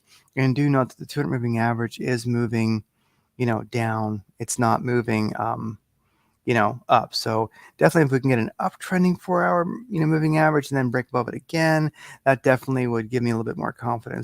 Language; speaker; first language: English; native; English